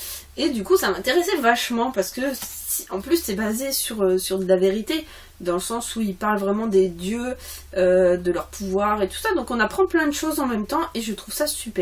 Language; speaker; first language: French; native; French